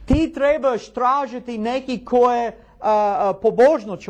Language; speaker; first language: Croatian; non-native, learner; English